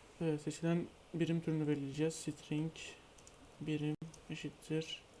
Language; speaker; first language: Turkish; native; Turkish